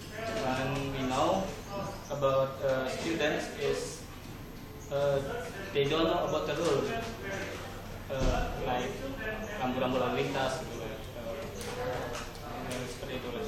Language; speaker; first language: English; non-native, learner; Indonesian